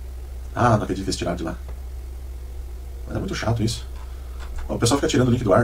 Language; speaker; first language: Portuguese; native; Portuguese